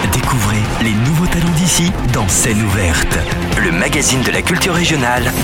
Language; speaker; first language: French; native; French